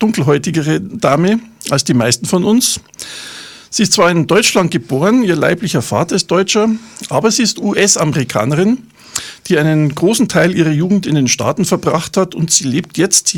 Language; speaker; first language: German; native; German